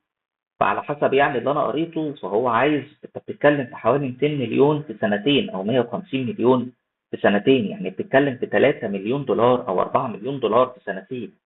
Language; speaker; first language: Arabic; native; Arabic